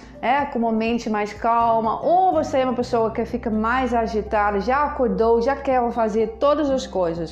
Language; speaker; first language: Portuguese; non-native, fluent; Dutch